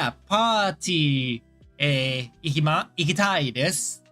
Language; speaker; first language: Japanese; non-native, learner; English